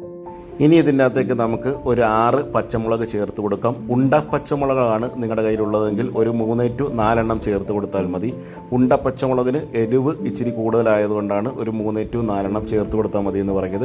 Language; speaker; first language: Malayalam; native; Malayalam